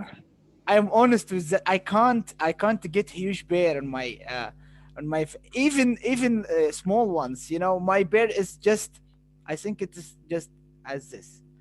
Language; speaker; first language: English; non-native, learner; Arabic